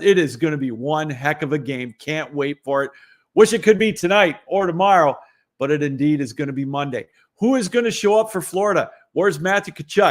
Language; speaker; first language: English; native; English